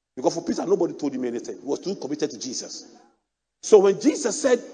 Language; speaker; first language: English; non-native, local second language; Akan